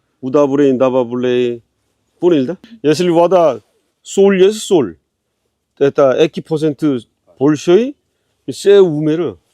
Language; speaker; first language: Russian; non-native, learner; Korean